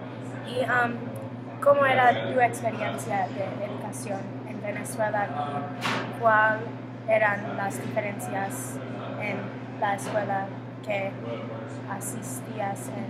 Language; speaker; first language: Spanish; non-native, learner; English